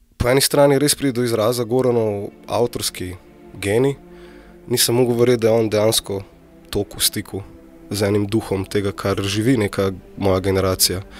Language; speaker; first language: Slovenian; early bilingual, other home language; Bosnian